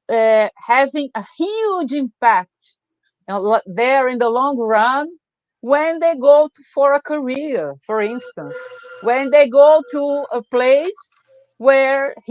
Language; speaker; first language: English; non-native, fluent; Portuguese